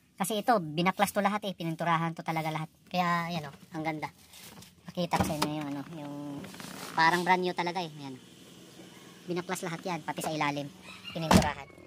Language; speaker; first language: Filipino; non-native, local second language; Cebuano